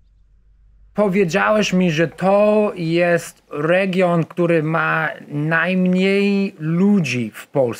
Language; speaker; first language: Polish; non-native, learner; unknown